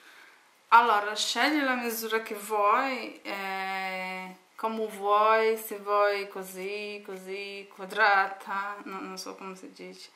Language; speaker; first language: Italian; non-native, learner; Portuguese